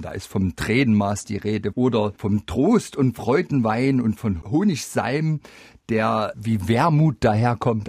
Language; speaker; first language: German; native; German